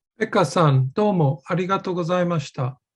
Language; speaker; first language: Japanese; non-native, fluent; German